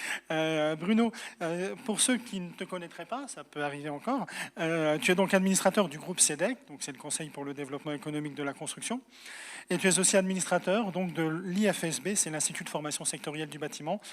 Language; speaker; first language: French; native; French